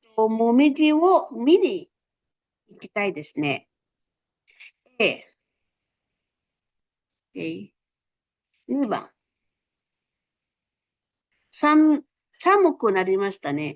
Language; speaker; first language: Japanese; non-native, fluent; Filipino